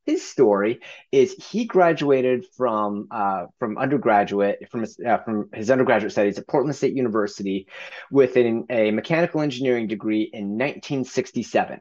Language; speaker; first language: English; native; English